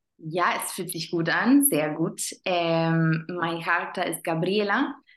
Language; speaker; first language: German; non-native, fluent; Spanish